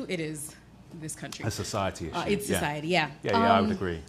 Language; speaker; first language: English; native; English